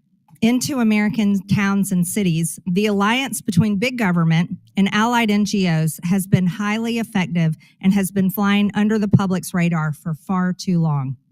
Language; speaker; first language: English; native; English